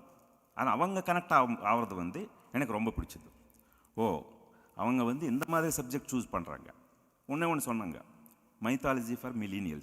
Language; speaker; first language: Tamil; non-native, local second language; Telugu